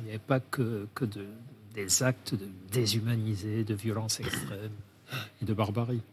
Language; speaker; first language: French; native; French